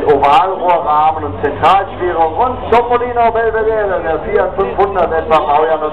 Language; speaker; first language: German; native; German